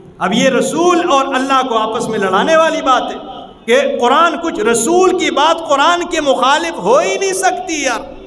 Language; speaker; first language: Urdu; non-native, local second language; Pashto